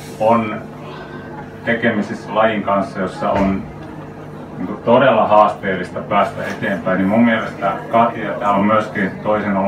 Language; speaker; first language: Finnish; native; Finnish